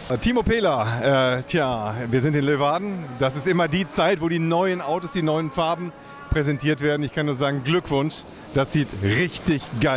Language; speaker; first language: German; native; German